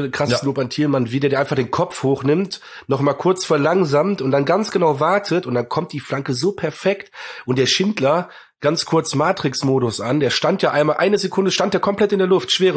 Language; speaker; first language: German; native; German